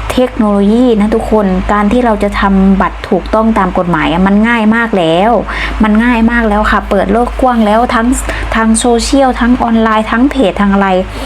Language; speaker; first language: Thai; native; Thai